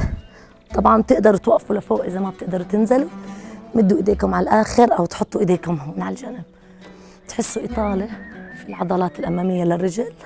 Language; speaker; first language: Arabic; native; Arabic